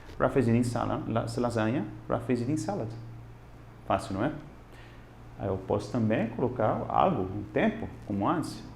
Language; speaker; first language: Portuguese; non-native, fluent; Italian